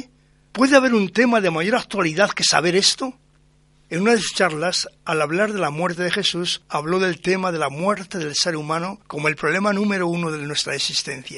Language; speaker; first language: Spanish; native; Spanish